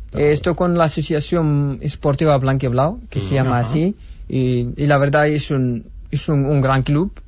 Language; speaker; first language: Spanish; non-native, fluent; Berber languages